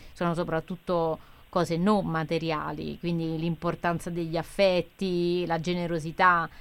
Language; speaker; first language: Italian; native; Italian